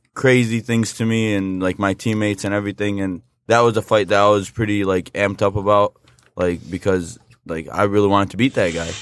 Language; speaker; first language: English; native; English